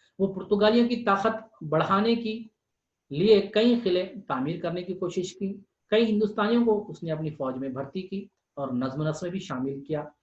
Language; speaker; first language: Urdu; native; Urdu